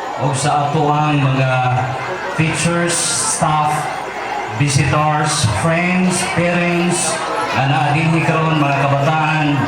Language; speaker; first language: Cebuano; non-native, local second language; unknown